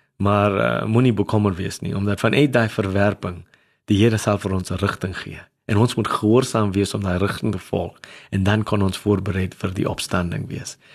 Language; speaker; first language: Afrikaans; non-native, local second language; English